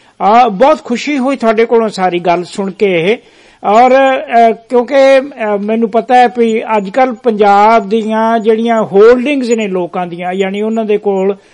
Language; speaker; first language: Punjabi; native; Punjabi